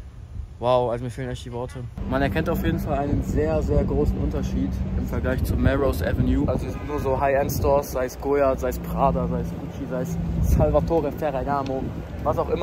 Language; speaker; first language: German; native; German